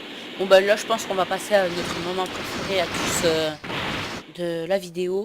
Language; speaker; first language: French; native; French